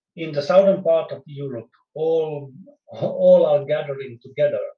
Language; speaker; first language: English; non-native, fluent; Swedish